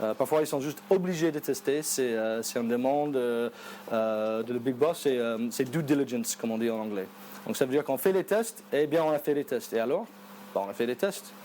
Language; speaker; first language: French; non-native, fluent; English